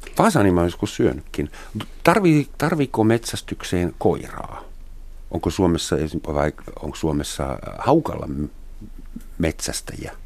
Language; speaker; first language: Finnish; non-native, fluent; German